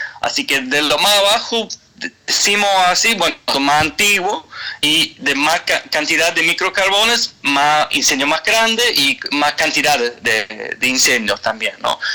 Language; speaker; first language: Spanish; non-native, fluent; Swedish